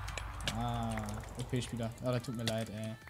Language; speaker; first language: German; native; German